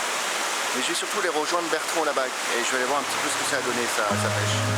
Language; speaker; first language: French; native; French